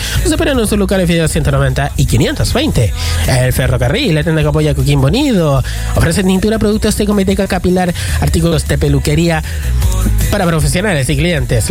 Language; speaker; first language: Spanish; native; Spanish